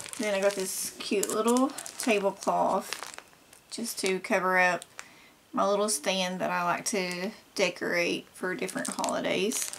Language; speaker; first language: English; native; English